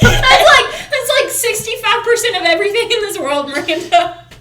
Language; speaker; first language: English; native; English